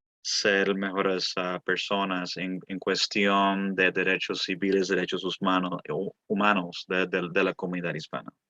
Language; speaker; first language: Spanish; early bilingual, heritage; Spanish